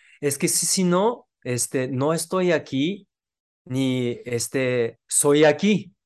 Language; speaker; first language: Spanish; non-native, fluent; Japanese